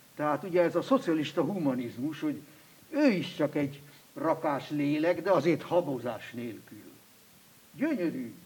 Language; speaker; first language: Hungarian; non-native, fluent; German